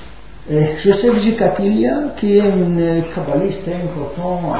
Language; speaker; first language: French; non-native, fluent; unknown